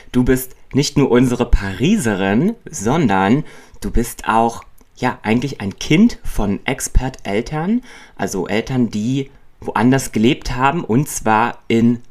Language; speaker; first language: German; native; German